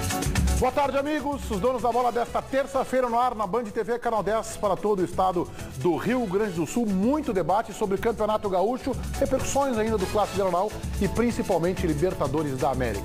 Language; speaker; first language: Portuguese; native; Portuguese